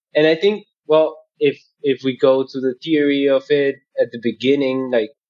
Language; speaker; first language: English; non-native, fluent; Spanish